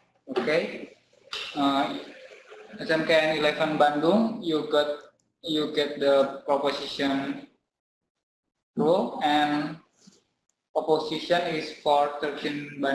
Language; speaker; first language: English; non-native, learner; Indonesian